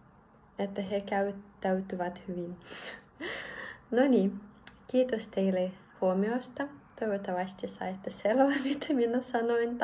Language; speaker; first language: Finnish; non-native, fluent; Russian